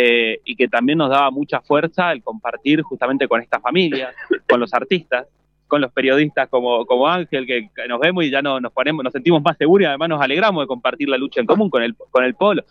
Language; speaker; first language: Spanish; native; Spanish